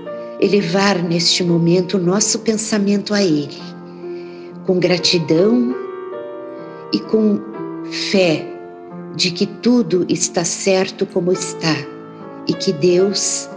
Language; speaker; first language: Portuguese; native; Portuguese